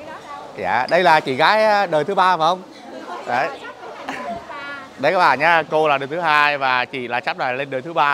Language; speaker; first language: Vietnamese; native; Vietnamese